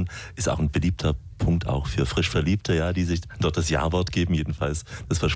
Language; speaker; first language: German; native; German